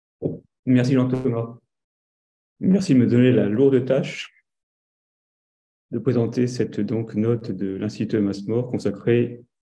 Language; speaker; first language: French; native; French